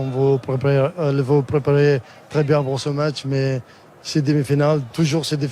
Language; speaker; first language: French; non-native, learner; Spanish